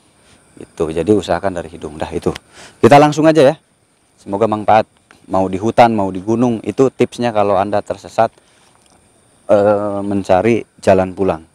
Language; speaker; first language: Indonesian; native; Indonesian